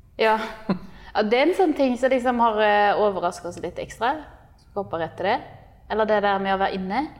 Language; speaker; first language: Norwegian; native; Norwegian